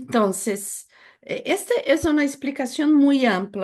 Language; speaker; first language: Spanish; non-native, fluent; Portuguese